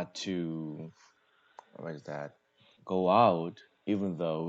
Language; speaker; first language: English; non-native, learner; Korean